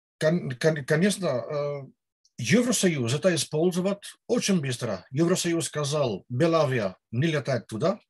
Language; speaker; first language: Russian; non-native, learner; Dutch